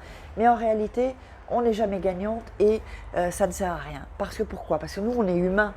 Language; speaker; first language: French; native; French